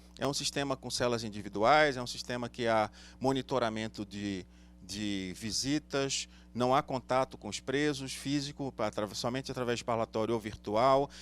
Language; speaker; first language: Portuguese; native; Portuguese